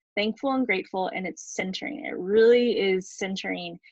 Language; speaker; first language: English; native; English